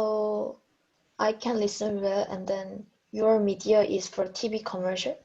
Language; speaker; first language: English; non-native, learner; Korean